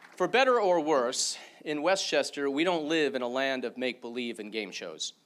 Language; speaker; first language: English; native; English